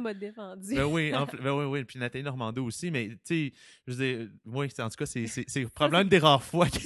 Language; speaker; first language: French; native; French